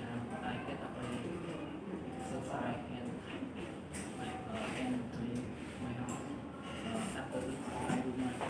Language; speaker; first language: English; non-native, learner; Vietnamese